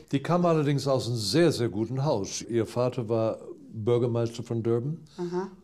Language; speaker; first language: German; non-native, fluent; English